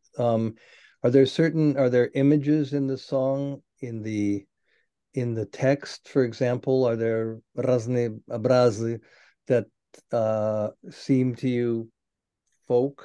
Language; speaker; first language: English; native; English